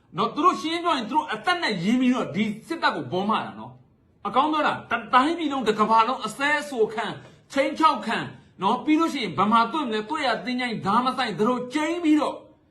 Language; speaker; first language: Burmese; native; Burmese